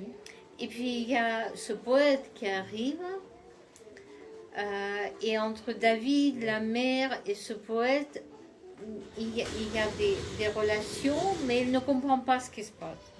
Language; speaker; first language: French; non-native, fluent; Russian